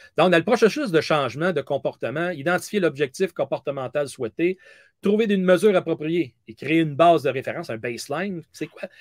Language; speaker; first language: French; native; French